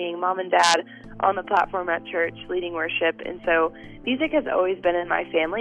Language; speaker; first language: English; native; English